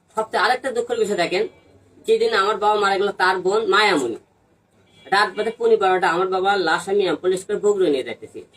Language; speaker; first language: Bangla; native; Bangla